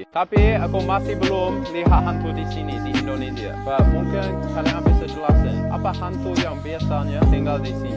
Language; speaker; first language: Indonesian; non-native, learner; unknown